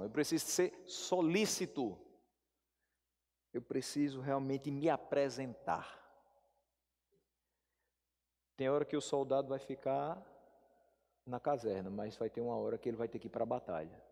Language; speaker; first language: Portuguese; native; Portuguese